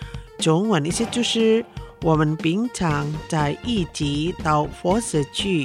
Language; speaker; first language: Chinese; non-native, local second language; Indonesian